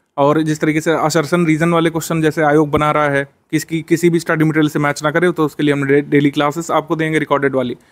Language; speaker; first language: Hindi; native; Hindi